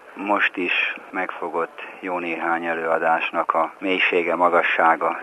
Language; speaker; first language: Hungarian; native; Hungarian